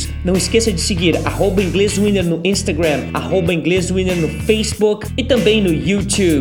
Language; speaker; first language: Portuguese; native; Portuguese